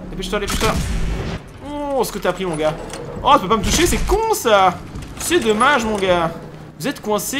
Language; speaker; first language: French; native; French